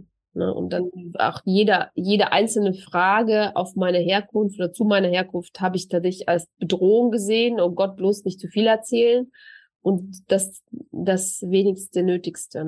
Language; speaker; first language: German; early bilingual, other home language; Russian